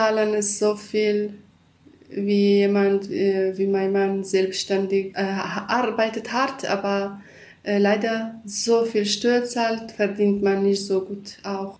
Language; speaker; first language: German; non-native, learner; Central Kurdish